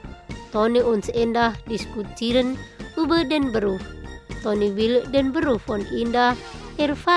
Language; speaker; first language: German; non-native, fluent; Indonesian